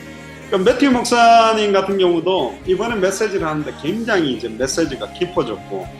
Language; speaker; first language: Korean; native; Korean